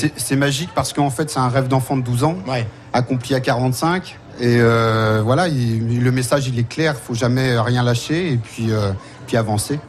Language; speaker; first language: French; native; French